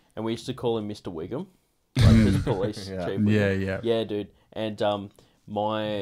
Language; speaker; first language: English; native; English